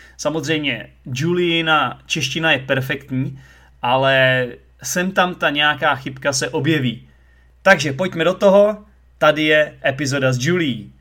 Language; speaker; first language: Czech; native; Czech